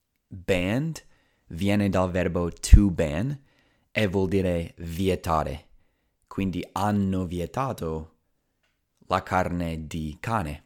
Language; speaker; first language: Italian; non-native, fluent; English